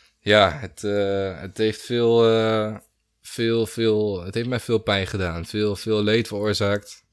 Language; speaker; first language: Dutch; native; Dutch